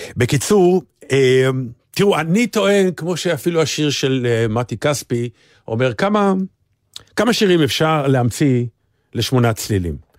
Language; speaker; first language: Hebrew; native; Hebrew